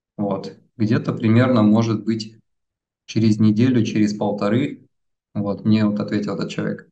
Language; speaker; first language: Russian; native; Russian